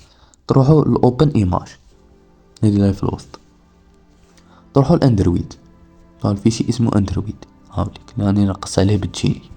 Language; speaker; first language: Arabic; native; Arabic